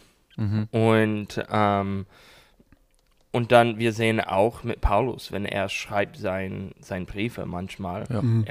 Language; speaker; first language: German; non-native, learner; English